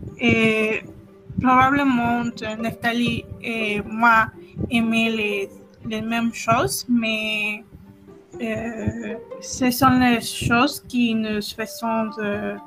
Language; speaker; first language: French; non-native, learner; Spanish